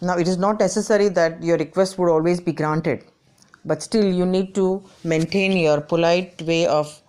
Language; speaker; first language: English; non-native, local second language; Gujarati